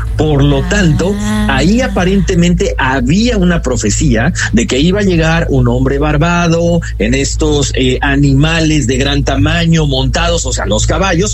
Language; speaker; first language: Spanish; native; Spanish